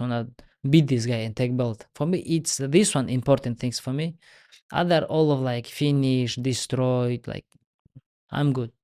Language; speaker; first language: English; non-native, learner; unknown